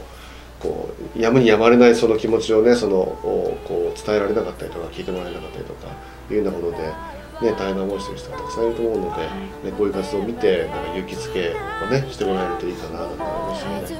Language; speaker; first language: Japanese; native; Japanese